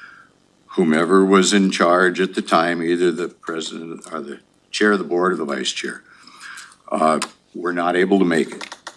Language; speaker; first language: English; native; English